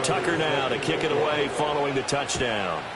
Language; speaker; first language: English; native; English